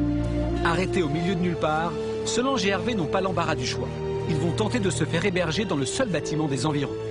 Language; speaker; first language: French; native; French